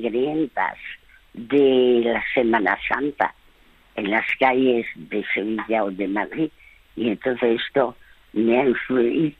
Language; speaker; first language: Spanish; early bilingual, other home language; French